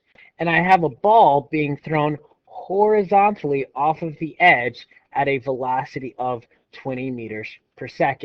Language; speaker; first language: English; native; English